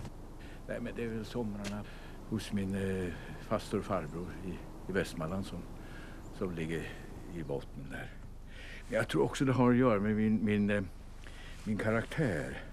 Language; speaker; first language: Swedish; native; Swedish